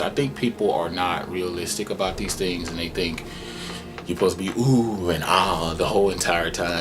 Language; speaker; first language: English; native; English